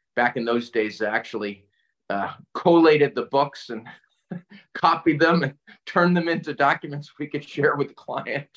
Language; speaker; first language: English; native; English